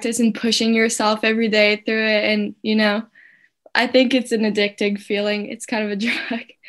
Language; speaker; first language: English; non-native, fluent; French